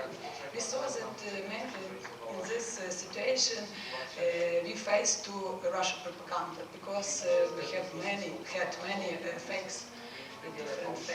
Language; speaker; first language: English; non-native, learner; Ukrainian